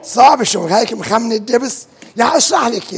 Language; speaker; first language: Arabic; native; Arabic